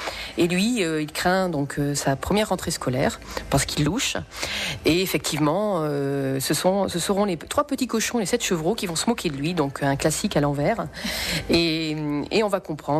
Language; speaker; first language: French; native; French